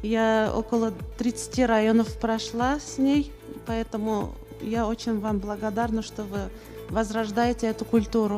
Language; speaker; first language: Russian; non-native, local second language; Bashkir